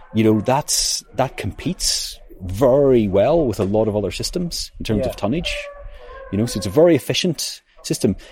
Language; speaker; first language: English; native; English